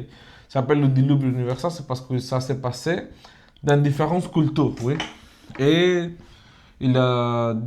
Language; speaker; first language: French; non-native, fluent; Spanish